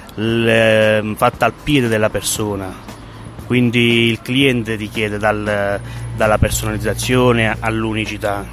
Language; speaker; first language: Italian; native; Italian